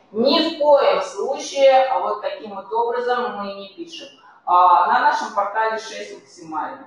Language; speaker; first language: Russian; native; Russian